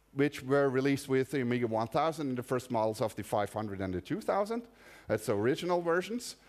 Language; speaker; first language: English; non-native, fluent; German